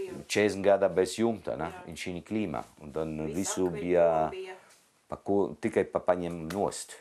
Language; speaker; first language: Latvian; non-native, learner; Italian